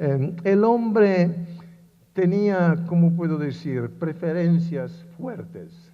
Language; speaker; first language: Spanish; non-native, fluent; Italian